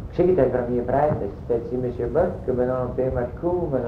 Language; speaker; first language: French; native; French